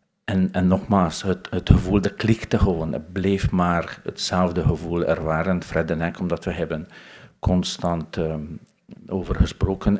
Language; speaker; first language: Dutch; non-native, fluent; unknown